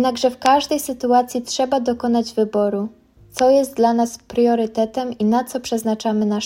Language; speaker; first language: Polish; native; Polish